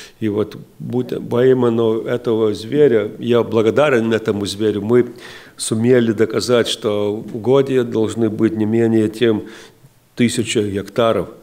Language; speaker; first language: Russian; non-native, local second language; Lithuanian